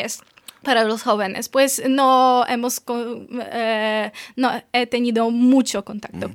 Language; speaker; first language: Spanish; non-native, fluent; Polish